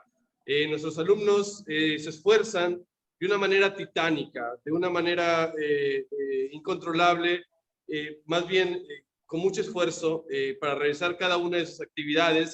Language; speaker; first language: Spanish; native; Spanish